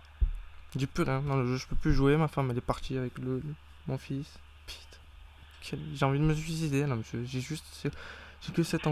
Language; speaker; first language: French; native; French